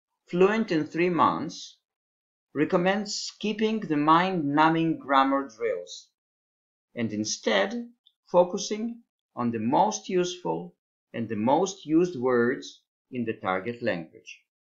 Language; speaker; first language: English; non-native, fluent; Hebrew